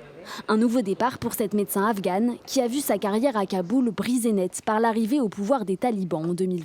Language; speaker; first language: French; native; French